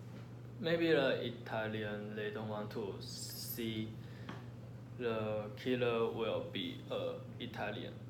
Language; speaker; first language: English; non-native, learner; Chinese